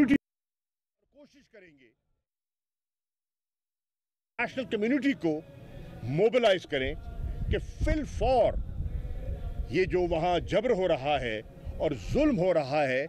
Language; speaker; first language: Urdu; non-native, local second language; Saraiki